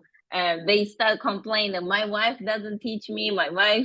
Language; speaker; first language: English; non-native, fluent; Japanese